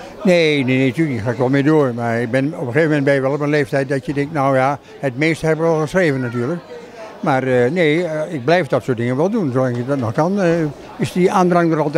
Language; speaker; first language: Dutch; native; Dutch